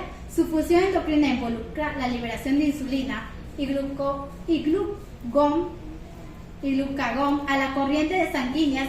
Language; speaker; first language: Spanish; native; Spanish